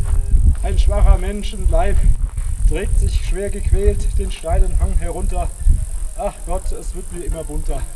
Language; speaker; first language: German; native; German